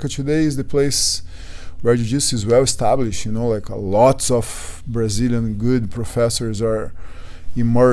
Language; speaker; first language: English; non-native, fluent; Portuguese